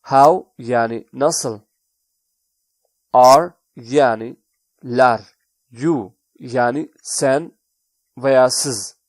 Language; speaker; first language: Turkish; non-native, fluent; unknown